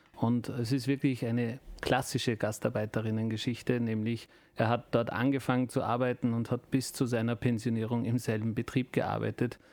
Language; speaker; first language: German; early bilingual, other home language; Turkish